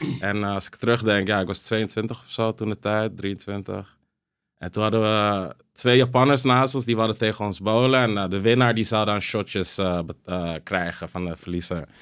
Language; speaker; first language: Dutch; early bilingual, other home language; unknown